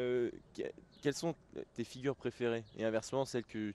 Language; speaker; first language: French; native; French